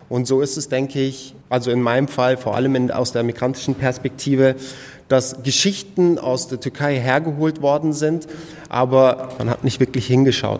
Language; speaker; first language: German; early bilingual, other home language; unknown